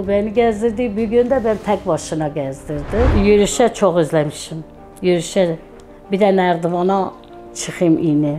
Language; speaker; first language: Turkish; non-native, local second language; Azerbaijani